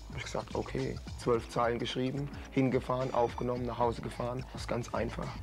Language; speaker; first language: German; native; German